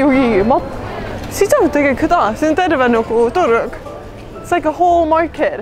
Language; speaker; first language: Korean; non-native, fluent; Estonian